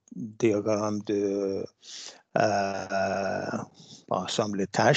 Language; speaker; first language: French; non-native, fluent; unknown